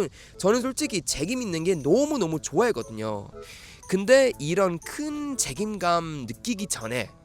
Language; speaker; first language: Korean; non-native, fluent; Swedish